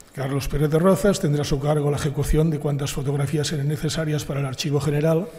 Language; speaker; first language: Spanish; non-native, local second language; Catalan